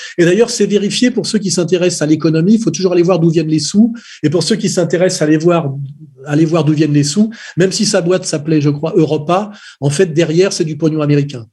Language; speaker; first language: French; native; French